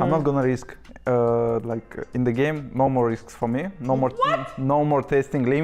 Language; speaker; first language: English; non-native, learner; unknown